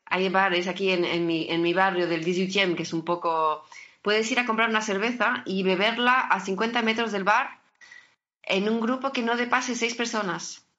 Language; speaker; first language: Spanish; early bilingual, heritage; French